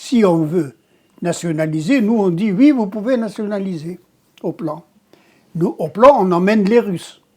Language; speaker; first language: French; non-native, local second language; Arabic